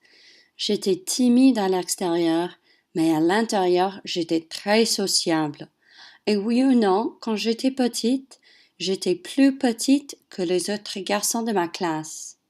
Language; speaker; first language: French; non-native, learner; English